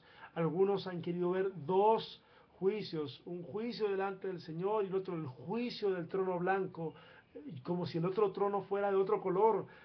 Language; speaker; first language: Spanish; native; Spanish